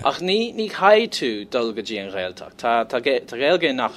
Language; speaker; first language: Irish; non-native, learner; English